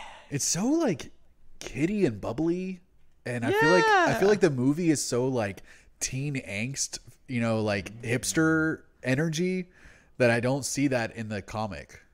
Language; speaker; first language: English; native; English